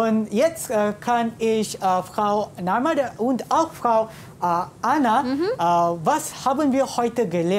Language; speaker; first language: German; non-native, learner; Malay